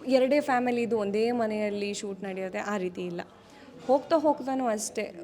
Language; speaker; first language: Kannada; non-native, local second language; Konkani